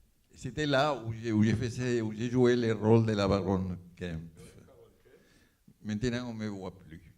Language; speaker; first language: French; non-native, fluent; Spanish